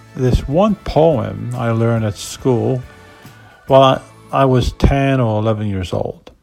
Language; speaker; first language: English; non-native, fluent; Polish